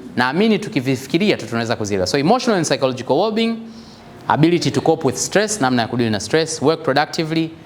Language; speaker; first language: Swahili; non-native, local second language; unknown